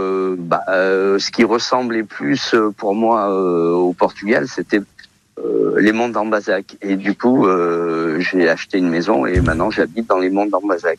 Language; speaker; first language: French; early bilingual, other home language; Portuguese